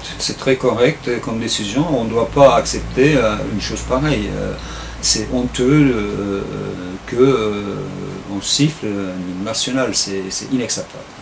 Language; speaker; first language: French; non-native, fluent; Turkish